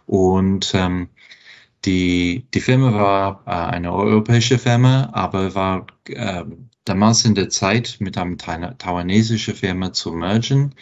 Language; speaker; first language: German; non-native, fluent; English